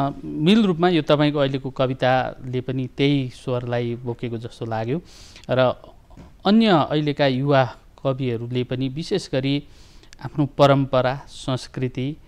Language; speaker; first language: Nepali; native; Nepali